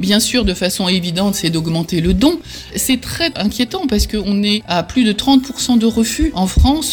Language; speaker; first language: French; native; French